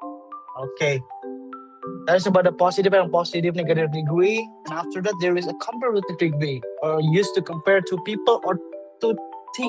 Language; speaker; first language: English; non-native, learner; Indonesian